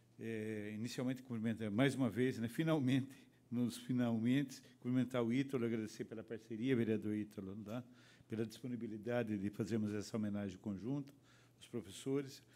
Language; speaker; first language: Portuguese; native; Portuguese